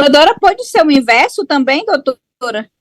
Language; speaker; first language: Portuguese; native; Portuguese